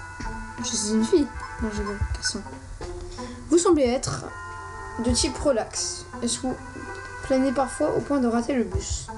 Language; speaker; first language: French; native; French